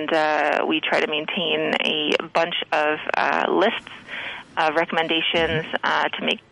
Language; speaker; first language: English; native; English